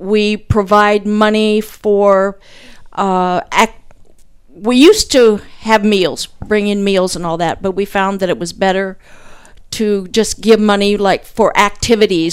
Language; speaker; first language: English; native; English